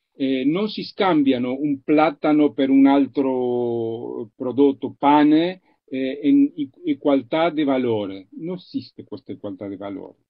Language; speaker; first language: Italian; non-native, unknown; Spanish